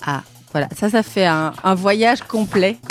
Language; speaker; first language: French; native; French